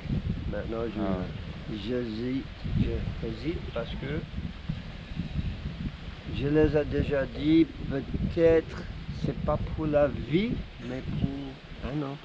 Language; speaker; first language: French; non-native, fluent; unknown